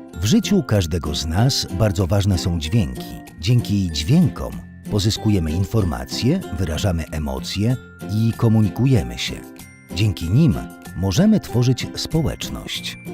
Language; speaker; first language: Polish; native; Polish